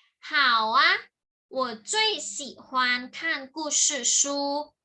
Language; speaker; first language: Chinese; non-native, fluent; Thai